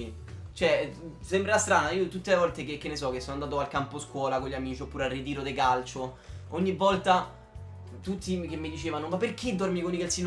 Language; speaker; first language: Italian; native; Italian